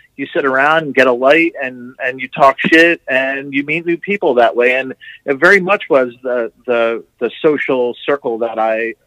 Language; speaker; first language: English; native; English